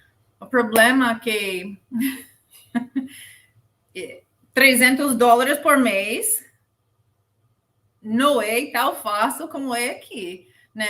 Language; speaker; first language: Portuguese; non-native, learner; English